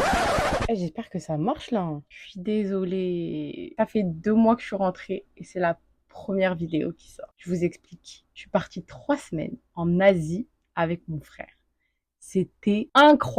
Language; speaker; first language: French; native; French